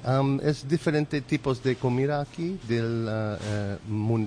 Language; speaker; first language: Spanish; non-native, learner; English